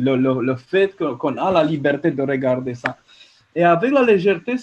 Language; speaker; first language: French; non-native, fluent; Romanian